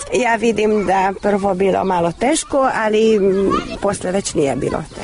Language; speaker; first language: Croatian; non-native, local second language; Hungarian